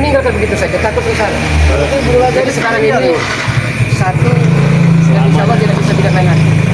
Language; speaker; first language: Indonesian; native; Indonesian